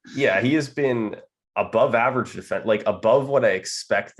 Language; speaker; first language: English; native; English